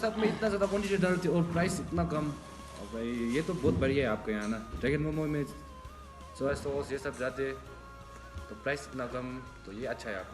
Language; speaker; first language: Hindi; non-native, local second language; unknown